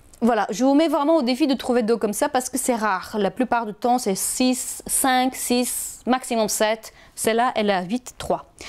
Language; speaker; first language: French; non-native, fluent; Bulgarian